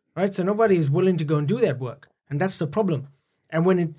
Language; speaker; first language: English; native; English